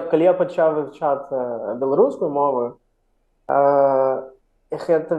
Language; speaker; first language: Ukrainian; non-native, learner; Portuguese